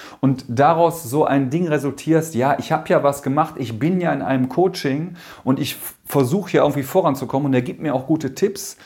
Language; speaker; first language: German; native; German